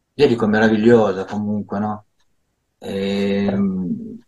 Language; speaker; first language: Italian; native; Italian